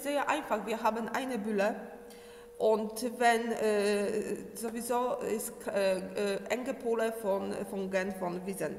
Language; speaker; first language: German; non-native, learner; Polish